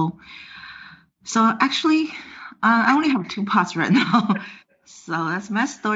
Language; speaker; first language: English; non-native, fluent; Chinese